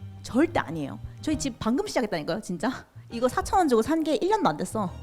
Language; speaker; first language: Korean; native; Korean